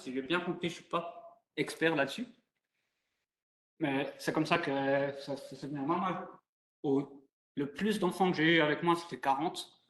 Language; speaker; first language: French; native; French